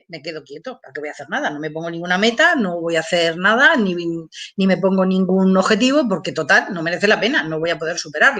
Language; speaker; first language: Spanish; native; Spanish